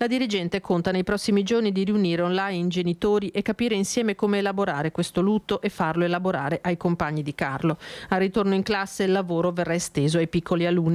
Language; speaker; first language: Italian; native; Italian